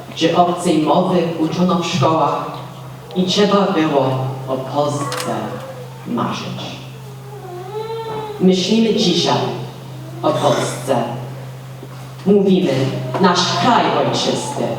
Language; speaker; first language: Polish; early bilingual, heritage; Polish